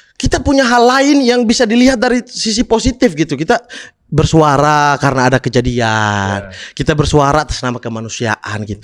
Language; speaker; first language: Indonesian; native; Indonesian